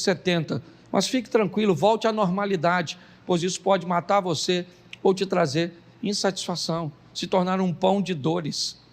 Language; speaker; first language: Portuguese; native; Portuguese